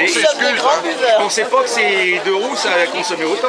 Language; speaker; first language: French; native; French